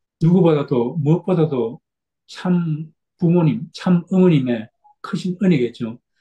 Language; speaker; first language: Korean; native; Korean